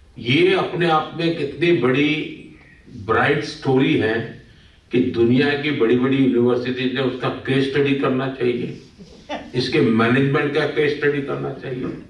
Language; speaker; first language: Hindi; non-native, local second language; Gujarati